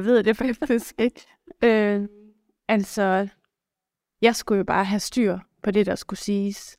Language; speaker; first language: Danish; native; Danish